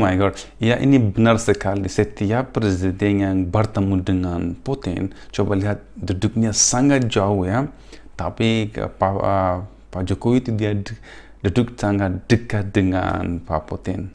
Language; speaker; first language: Indonesian; non-native, fluent; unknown